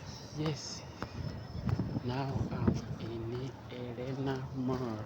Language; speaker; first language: English; non-native, learner; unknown